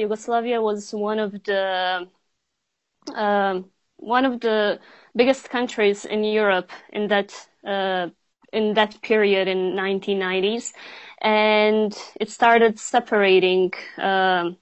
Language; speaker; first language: English; non-native, fluent; Bosnian